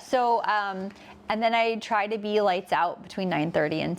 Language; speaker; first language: English; native; English